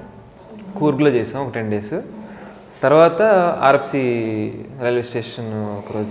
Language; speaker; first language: Telugu; native; Telugu